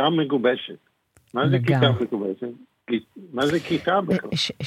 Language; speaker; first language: Hebrew; non-native, fluent; English